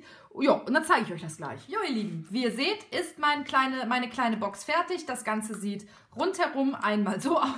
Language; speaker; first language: German; native; German